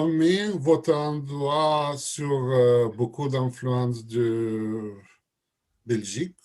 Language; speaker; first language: French; non-native, learner; Russian